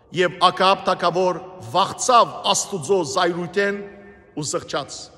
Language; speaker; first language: Armenian; native; Armenian